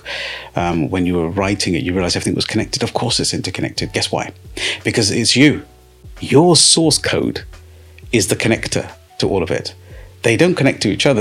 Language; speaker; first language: English; native; English